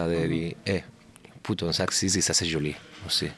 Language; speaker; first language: French; non-native, learner; Catalan